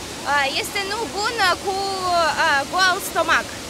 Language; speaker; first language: Romanian; non-native, learner; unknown